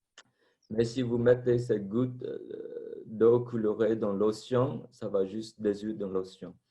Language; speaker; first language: French; non-native, fluent; Vietnamese